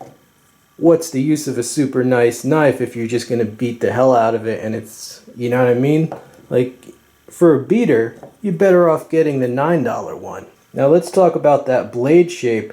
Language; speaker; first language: English; native; English